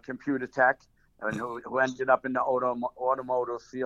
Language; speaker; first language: English; native; English